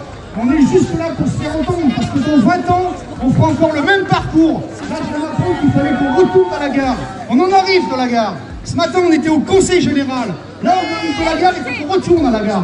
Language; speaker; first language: French; native; French